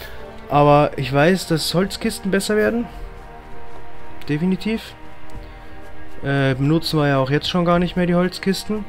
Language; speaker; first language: German; native; German